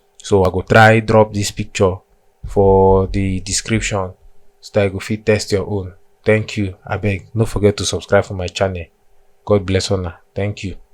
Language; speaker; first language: Nigerian Pidgin; non-native, local second language; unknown